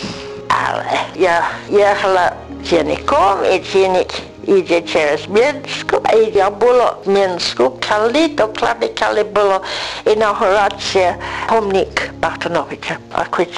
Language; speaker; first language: Ukrainian; early bilingual, heritage; English